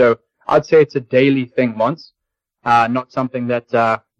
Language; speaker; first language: English; native; English